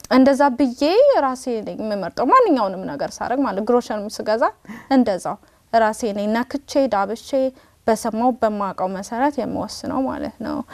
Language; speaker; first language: Amharic; native; Amharic